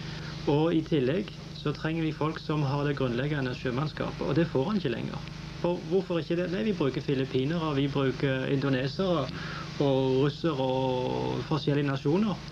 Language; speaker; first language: Norwegian; native; Norwegian